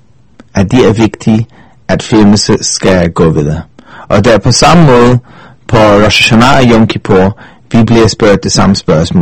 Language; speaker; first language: Danish; non-native, fluent; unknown